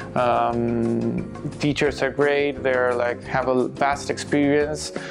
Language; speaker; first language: English; non-native, fluent; Spanish